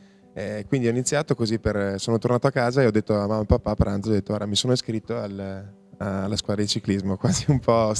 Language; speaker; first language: Italian; native; Italian